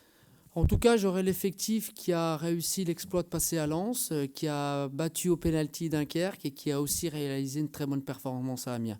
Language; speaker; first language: French; native; French